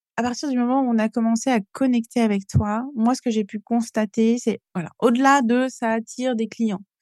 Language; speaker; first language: French; native; French